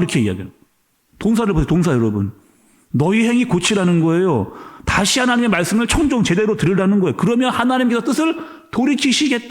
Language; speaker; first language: Korean; native; Korean